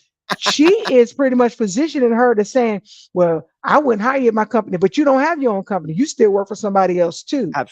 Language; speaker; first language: English; native; English